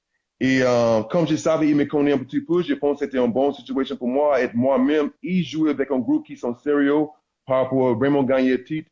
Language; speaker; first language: French; non-native, learner; English